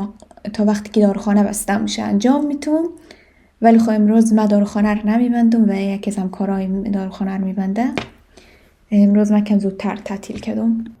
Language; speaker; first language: Persian; early bilingual, heritage; Persian